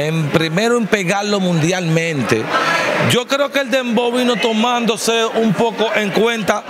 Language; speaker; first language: Spanish; native; Spanish